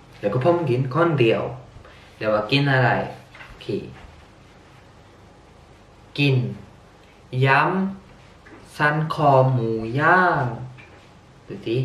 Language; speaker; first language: Thai; early bilingual, heritage; Thai